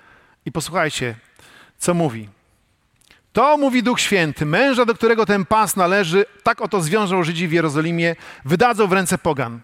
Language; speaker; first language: Polish; native; Polish